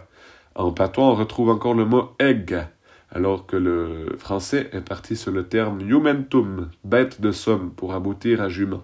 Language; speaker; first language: French; native; French